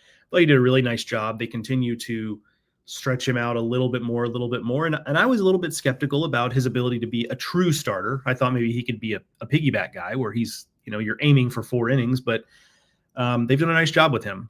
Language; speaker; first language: English; native; English